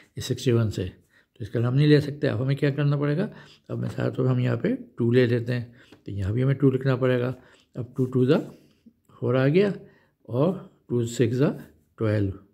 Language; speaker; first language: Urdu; non-native, local second language; Punjabi